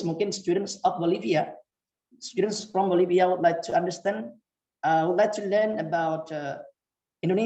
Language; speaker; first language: English; non-native, fluent; Indonesian